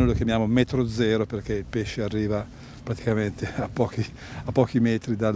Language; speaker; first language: Italian; native; Italian